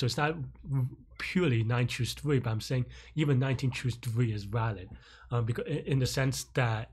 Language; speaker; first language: English; native; English